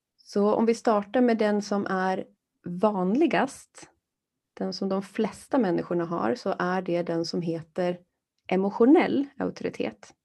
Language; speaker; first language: Swedish; native; Swedish